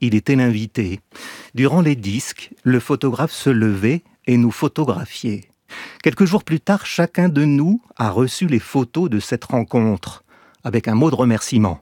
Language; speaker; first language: French; native; French